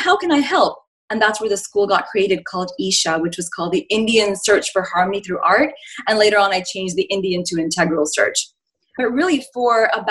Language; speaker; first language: English; native; English